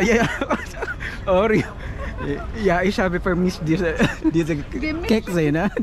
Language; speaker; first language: German; non-native, learner; Filipino